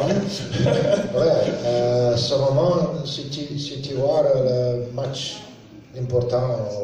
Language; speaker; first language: French; non-native, learner; Serbian